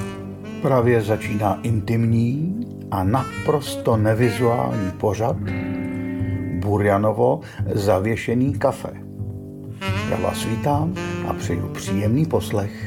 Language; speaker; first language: Czech; native; Czech